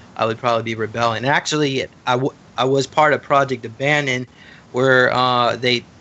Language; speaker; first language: English; native; English